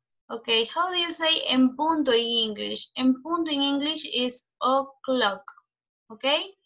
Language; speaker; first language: English; non-native, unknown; Spanish